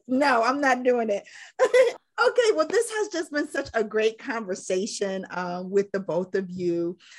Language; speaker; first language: English; native; English